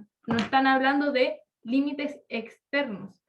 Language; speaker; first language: Spanish; native; Spanish